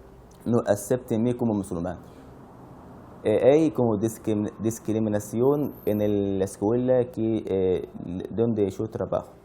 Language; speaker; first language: Spanish; non-native, learner; Arabic